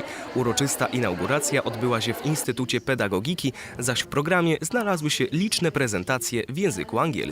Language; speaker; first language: Polish; native; Polish